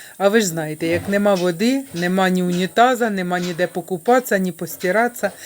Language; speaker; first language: Ukrainian; native; Ukrainian